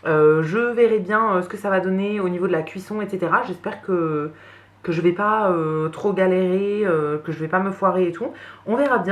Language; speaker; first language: French; native; French